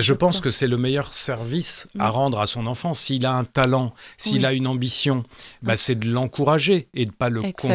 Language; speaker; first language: French; native; French